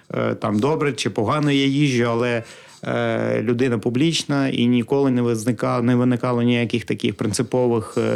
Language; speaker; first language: Ukrainian; native; Ukrainian